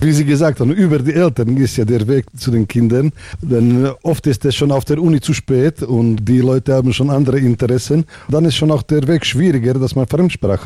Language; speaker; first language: German; non-native, fluent; Slovak